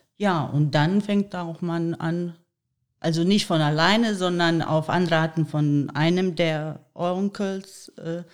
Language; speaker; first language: German; non-native, fluent; Bosnian